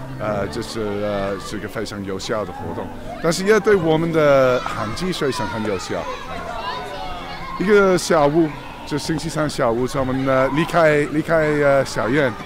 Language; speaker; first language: Chinese; non-native, learner; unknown